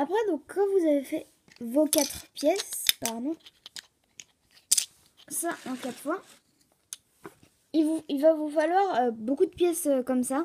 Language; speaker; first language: French; native; French